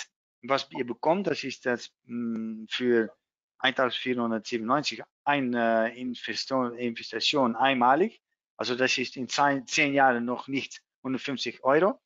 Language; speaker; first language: German; non-native, learner; Dutch